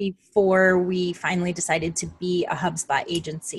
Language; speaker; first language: English; native; English